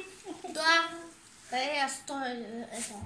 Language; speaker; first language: Russian; early bilingual, heritage; German